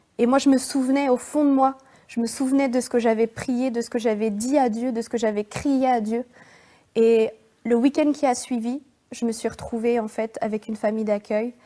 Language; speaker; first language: French; native; French